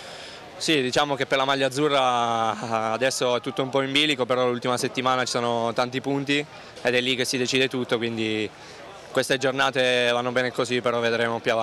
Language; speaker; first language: Italian; native; Italian